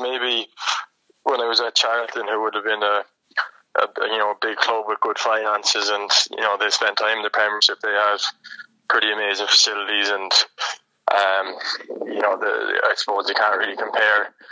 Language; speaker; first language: English; native; English